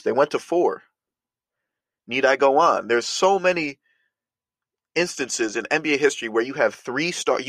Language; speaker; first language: English; native; English